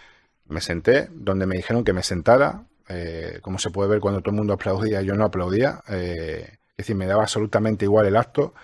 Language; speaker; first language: Spanish; native; Spanish